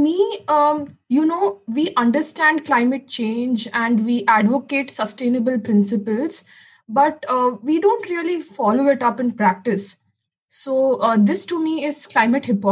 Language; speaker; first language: English; non-native, local second language; Hindi